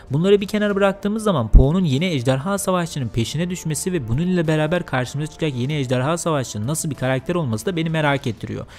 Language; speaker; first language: Turkish; native; Turkish